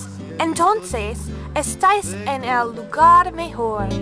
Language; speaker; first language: Spanish; non-native, learner; English